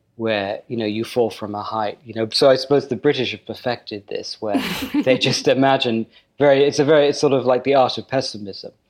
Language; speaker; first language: English; native; English